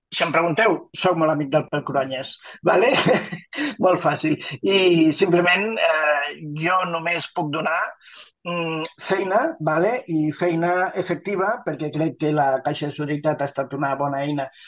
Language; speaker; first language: Catalan; native; Catalan